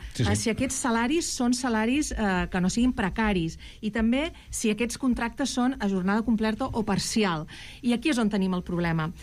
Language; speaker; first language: Catalan; non-native, local second language; Spanish